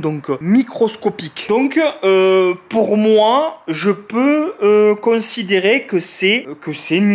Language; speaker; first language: French; native; French